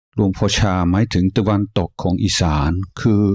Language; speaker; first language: Thai; non-native, fluent; English